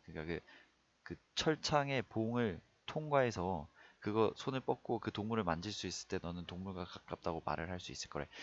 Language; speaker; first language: Korean; native; Korean